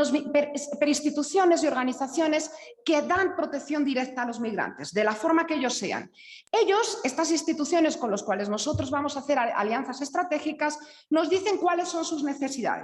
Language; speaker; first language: Spanish; native; Spanish